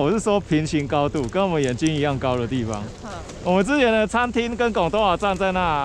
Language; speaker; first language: Chinese; native; Chinese